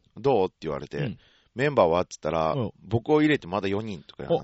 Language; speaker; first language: Japanese; native; Japanese